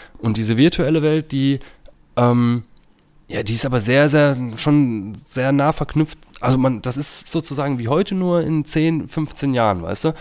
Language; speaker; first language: German; native; German